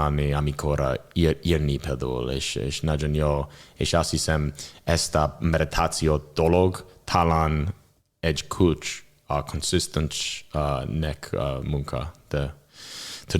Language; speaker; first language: Hungarian; non-native, learner; English